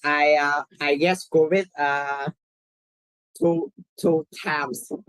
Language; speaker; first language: English; non-native, learner; Vietnamese